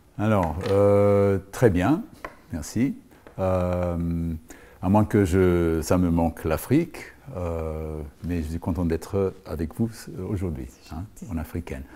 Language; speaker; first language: French; non-native, fluent; English